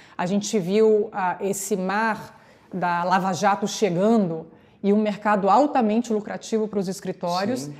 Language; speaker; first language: Portuguese; native; Portuguese